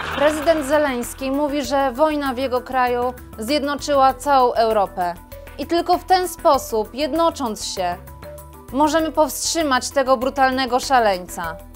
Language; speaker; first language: Polish; native; Polish